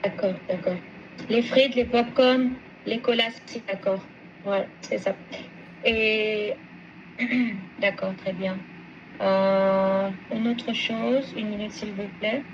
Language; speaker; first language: French; non-native, fluent; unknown